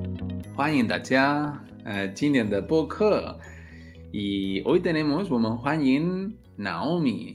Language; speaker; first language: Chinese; non-native, learner; Spanish